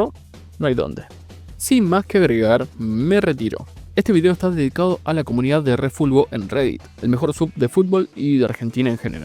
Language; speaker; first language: Spanish; native; Spanish